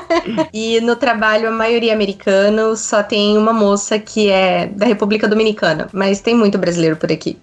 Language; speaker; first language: Portuguese; native; Portuguese